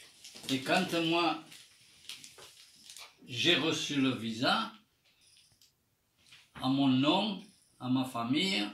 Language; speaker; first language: French; non-native, fluent; Armenian